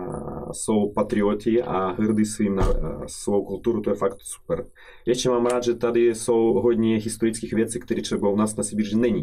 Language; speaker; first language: Czech; non-native, fluent; Russian